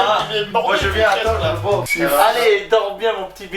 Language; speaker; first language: French; native; French